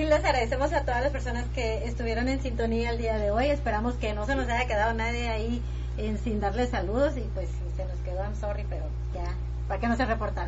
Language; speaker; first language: Spanish; native; Spanish